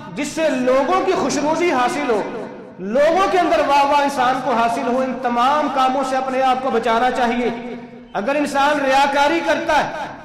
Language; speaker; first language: Urdu; non-native, local second language; Punjabi